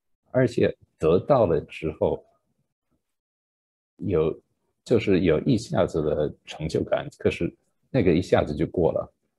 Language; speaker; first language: Chinese; non-native, fluent; English